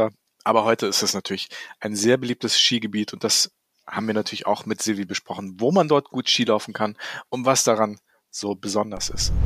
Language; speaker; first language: German; native; German